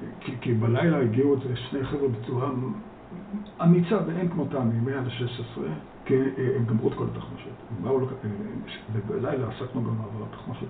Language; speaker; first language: Hebrew; early bilingual, other home language; Dutch